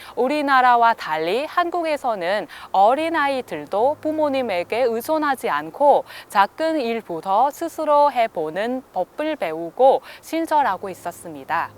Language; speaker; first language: Korean; non-native, fluent; Vietnamese